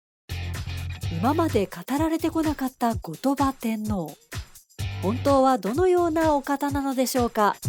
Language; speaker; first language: Japanese; native; Japanese